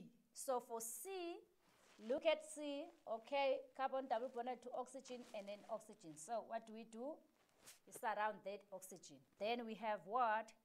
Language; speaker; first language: English; non-native, local second language; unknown